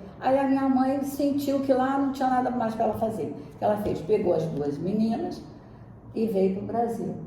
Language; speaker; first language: Portuguese; native; Portuguese